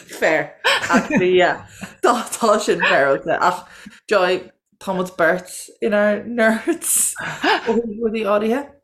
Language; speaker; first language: Irish; non-native, local second language; English